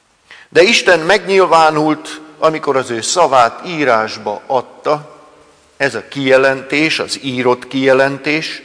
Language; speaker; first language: Hungarian; native; Hungarian